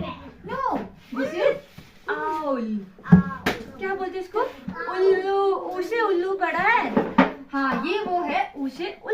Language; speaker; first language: Hindi; native; Hindi